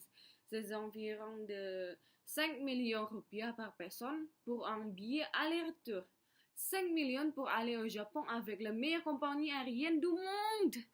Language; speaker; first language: French; non-native, learner; Indonesian